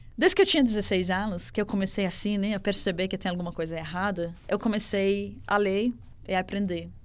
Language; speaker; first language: Portuguese; non-native, fluent; Arabic